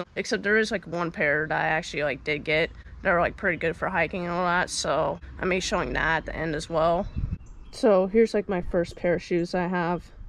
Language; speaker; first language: English; native; English